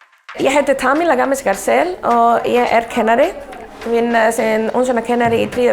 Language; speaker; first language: Icelandic; non-native, fluent; Spanish